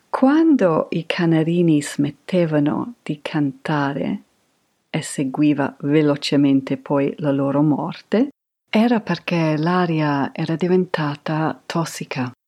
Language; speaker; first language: Italian; non-native, fluent; English